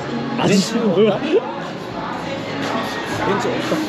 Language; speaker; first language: Korean; non-native, learner; Japanese